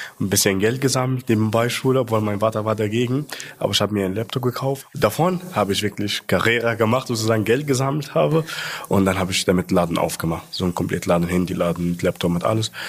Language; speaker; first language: German; non-native, fluent; Arabic